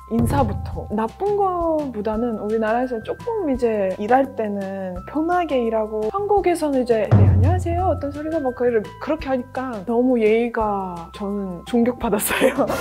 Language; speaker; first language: Korean; non-native, fluent; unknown